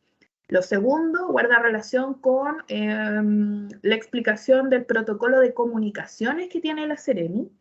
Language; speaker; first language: Spanish; native; Spanish